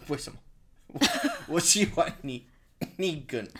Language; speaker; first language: Chinese; non-native, learner; English